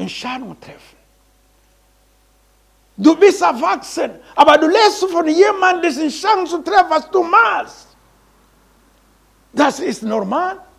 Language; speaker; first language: German; non-native, learner; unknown